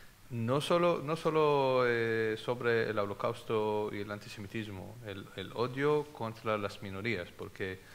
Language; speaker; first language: Spanish; non-native, fluent; Hebrew